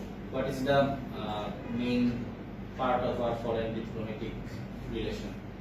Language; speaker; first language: English; non-native, local second language; Bangla